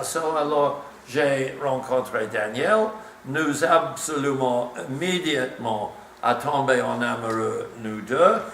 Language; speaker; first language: French; non-native, learner; English